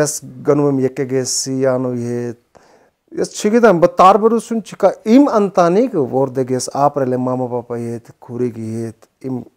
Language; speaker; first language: Armenian; non-native, learner; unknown